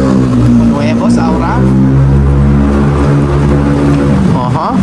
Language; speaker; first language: Spanish; non-native, learner; Filipino